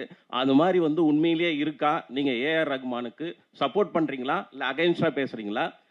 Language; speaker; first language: Tamil; native; Tamil